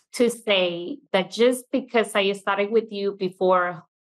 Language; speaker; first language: English; non-native, fluent; Italian